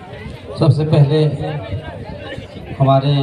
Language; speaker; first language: Hindi; native; Hindi